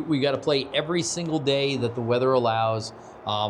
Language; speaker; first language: English; native; English